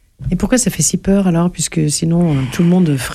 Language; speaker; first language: French; native; French